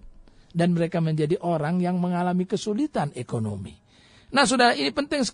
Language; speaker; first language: Indonesian; native; Indonesian